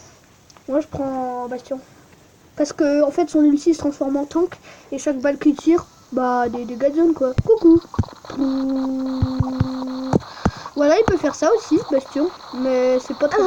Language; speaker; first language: French; native; French